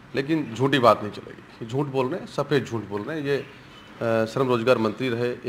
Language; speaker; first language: Hindi; native; Hindi